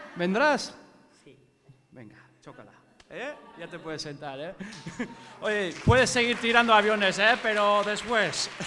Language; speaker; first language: Spanish; non-native, fluent; English